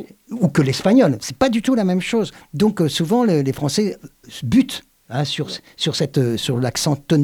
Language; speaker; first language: French; native; French